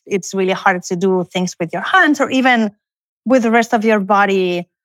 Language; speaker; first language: English; non-native, fluent; Spanish